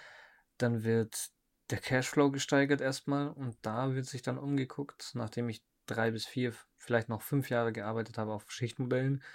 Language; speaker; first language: German; native; German